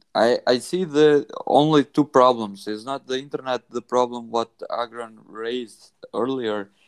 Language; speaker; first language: English; non-native, fluent; Albanian